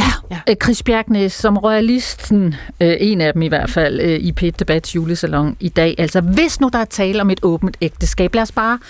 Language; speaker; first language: Danish; native; Danish